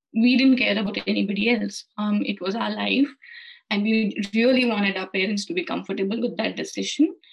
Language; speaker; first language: English; non-native, local second language; Hindi